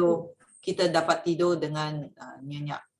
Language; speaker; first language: Malay; native; Malay